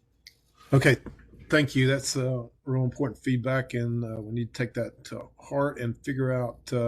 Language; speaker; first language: English; native; English